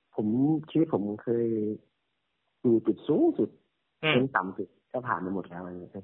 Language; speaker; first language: Thai; native; Thai